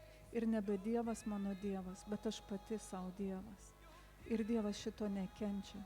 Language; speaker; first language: Lithuanian; native; Lithuanian